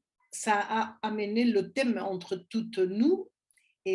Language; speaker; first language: French; non-native, fluent; Spanish